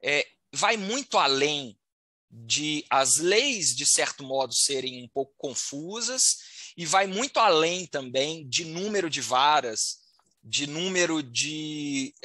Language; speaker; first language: Portuguese; native; Portuguese